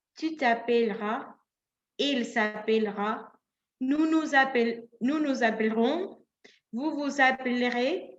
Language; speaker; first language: French; non-native, fluent; Spanish